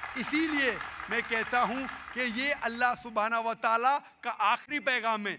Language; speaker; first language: Hindi; non-native, local second language; Konkani